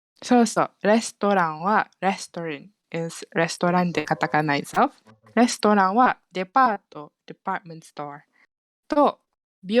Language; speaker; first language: Japanese; non-native, fluent; Malay